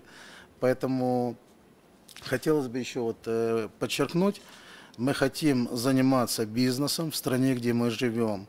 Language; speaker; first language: Russian; native; Russian